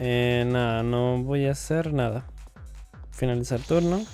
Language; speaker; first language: Spanish; native; Spanish